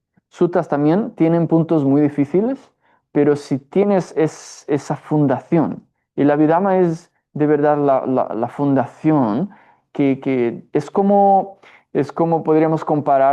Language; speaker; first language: Spanish; non-native, fluent; Portuguese